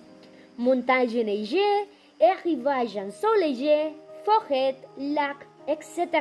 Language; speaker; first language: French; non-native, learner; Spanish